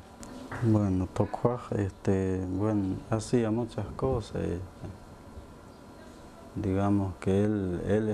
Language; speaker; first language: Spanish; non-native, local second language; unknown